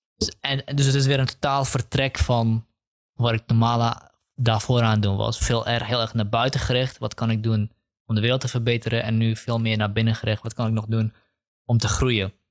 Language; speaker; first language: Dutch; early bilingual, other home language; Kurdish